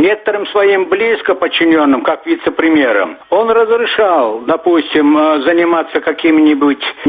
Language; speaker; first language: Russian; non-native, local second language; Turkmen